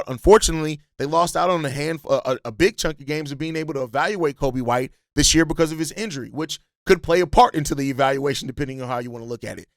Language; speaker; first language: English; native; English